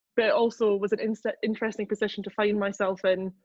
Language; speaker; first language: English; native; English